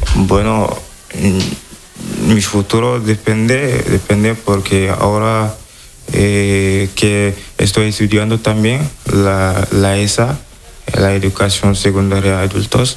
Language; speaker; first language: Spanish; non-native, learner; Wolof